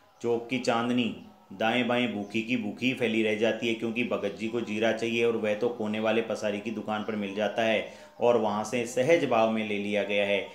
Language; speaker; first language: Hindi; native; Hindi